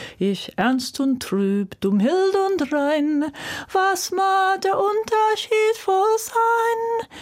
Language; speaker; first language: German; non-native, fluent; English